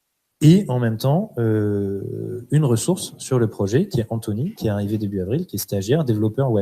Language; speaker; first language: French; native; French